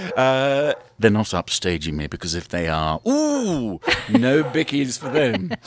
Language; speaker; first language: English; native; English